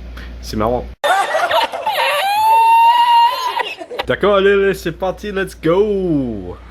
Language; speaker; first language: French; non-native, fluent; English